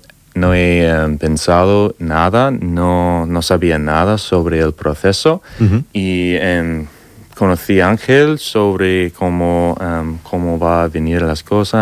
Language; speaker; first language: Spanish; non-native, learner; English